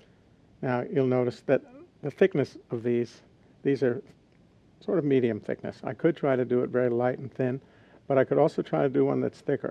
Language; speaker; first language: English; native; English